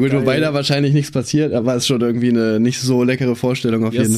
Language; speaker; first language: German; native; German